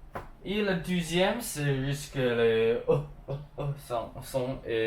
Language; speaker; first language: French; non-native, learner; Chinese